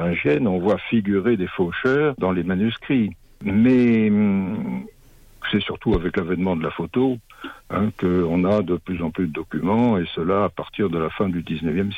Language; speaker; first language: French; native; French